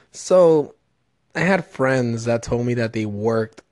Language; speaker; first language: English; early bilingual, other home language; Spanish